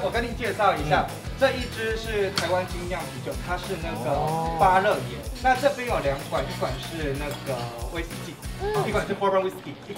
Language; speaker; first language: Chinese; native; Chinese